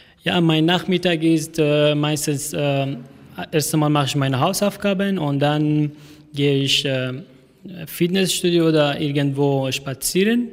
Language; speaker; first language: German; non-native, learner; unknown